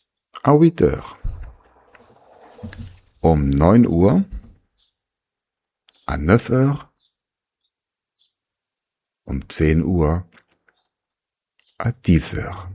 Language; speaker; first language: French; non-native, fluent; German